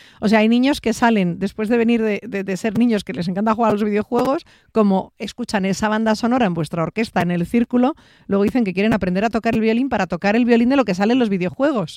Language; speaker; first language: Spanish; native; Spanish